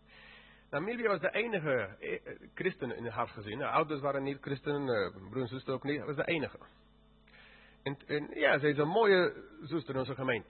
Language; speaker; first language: Dutch; non-native, fluent; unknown